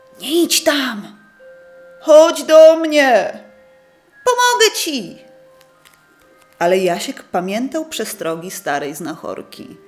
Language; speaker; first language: Polish; native; Polish